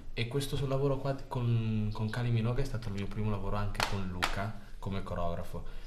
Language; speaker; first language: Italian; early bilingual, other home language; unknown